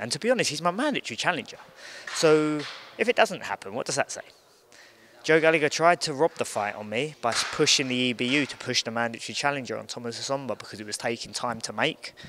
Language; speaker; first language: English; native; English